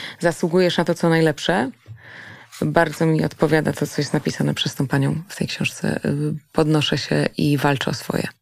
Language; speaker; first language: Polish; early bilingual, other home language; German